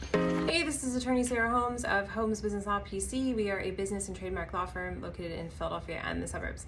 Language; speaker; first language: English; native; English